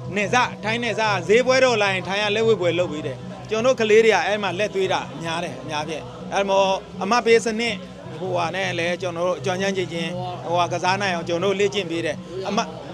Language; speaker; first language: Burmese; non-native, local second language; Karen languages